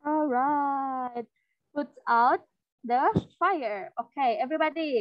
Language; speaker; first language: English; non-native, fluent; Indonesian